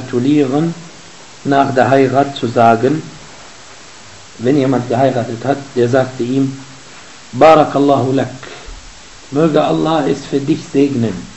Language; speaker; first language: German; non-native, fluent; Arabic